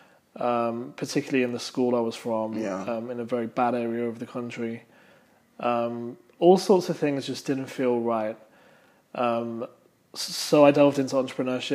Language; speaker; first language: English; native; English